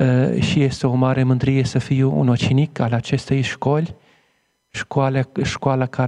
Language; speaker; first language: Romanian; non-native, fluent; Arabic